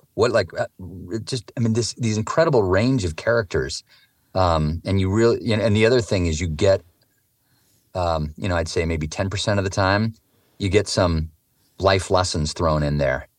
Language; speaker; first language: English; native; English